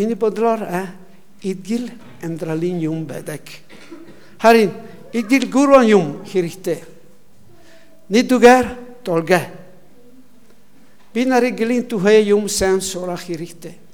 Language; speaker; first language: Mongolian; non-native, learner; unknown